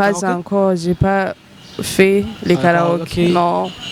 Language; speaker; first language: French; non-native, local second language; Rundi